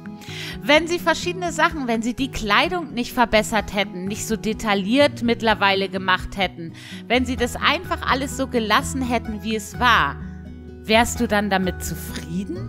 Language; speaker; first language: German; native; German